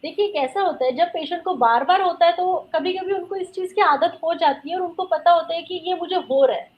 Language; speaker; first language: Hindi; non-native, local second language; Marathi